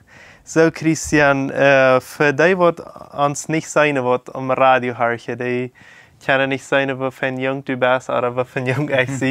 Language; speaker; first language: German; non-native, local second language; Plautdietsch